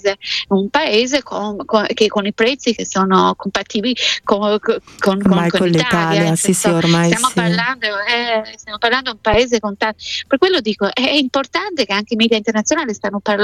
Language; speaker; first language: Italian; non-native, fluent; Albanian